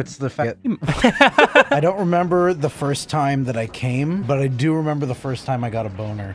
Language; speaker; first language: English; native; English